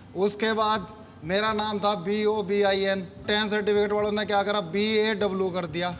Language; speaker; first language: Hindi; native; Hindi